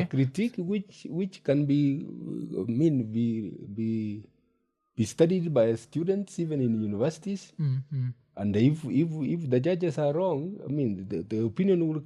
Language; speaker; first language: English; non-native, local second language; Gusii